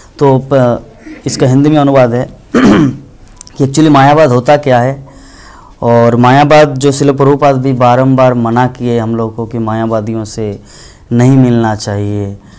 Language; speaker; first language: Hindi; non-native, local second language; Bangla